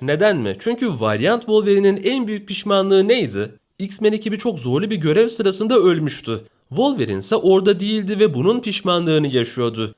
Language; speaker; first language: Turkish; native; Turkish